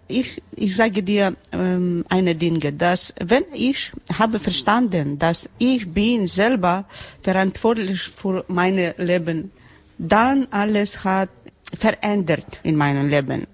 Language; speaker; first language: German; non-native, learner; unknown